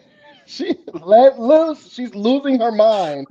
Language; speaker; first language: English; native; English